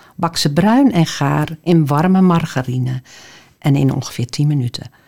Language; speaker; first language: Dutch; native; Dutch